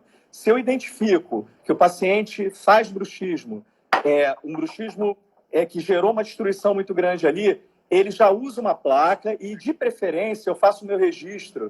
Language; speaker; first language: Portuguese; native; Portuguese